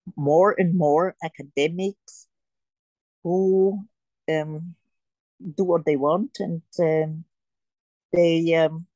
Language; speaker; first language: English; early bilingual, heritage; Polish